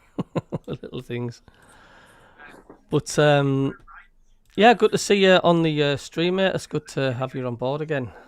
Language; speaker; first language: English; native; English